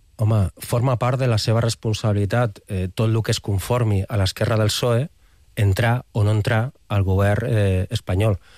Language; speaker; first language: Catalan; non-native, local second language; Spanish